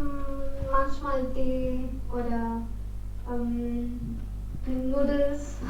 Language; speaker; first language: German; non-native, learner; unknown